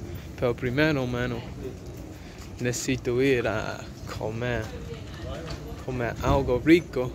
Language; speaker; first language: Spanish; non-native, learner; English